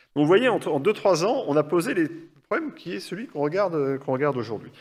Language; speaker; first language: French; native; French